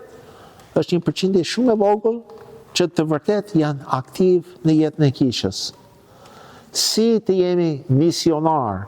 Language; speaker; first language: Albanian; non-native, fluent; English